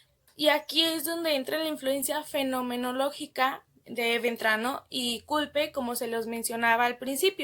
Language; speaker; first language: Spanish; native; Spanish